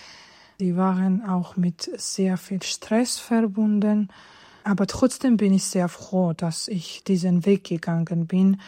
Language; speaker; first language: German; non-native, fluent; Georgian